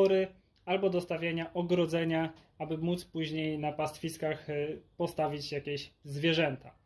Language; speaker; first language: Polish; native; Polish